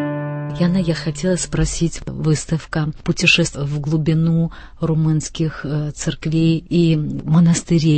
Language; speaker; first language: Russian; native; Russian